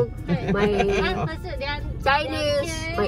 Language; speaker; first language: English; non-native, learner; Filipino